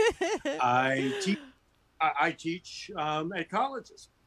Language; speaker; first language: English; native; English